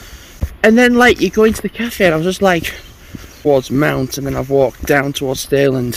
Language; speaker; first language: English; native; English